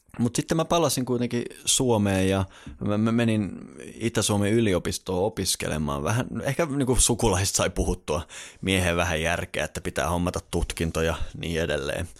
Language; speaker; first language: Finnish; native; Finnish